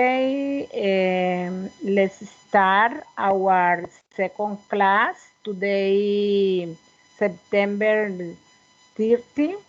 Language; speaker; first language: English; non-native, learner; Spanish